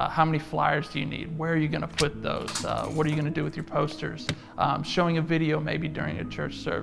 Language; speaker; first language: English; native; English